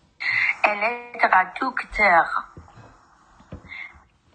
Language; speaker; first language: French; non-native, learner; Persian